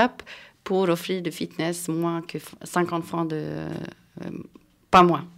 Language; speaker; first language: French; non-native, fluent; Swedish